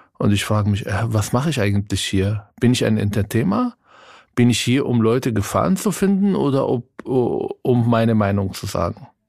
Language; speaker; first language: German; non-native, fluent; Arabic